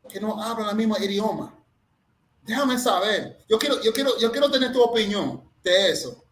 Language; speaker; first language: Spanish; non-native, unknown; English